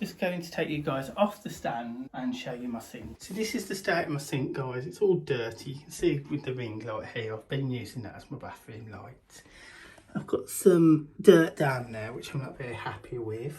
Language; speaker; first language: English; native; English